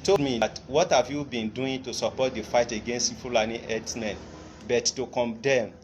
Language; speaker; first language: English; non-native, local second language; Yoruba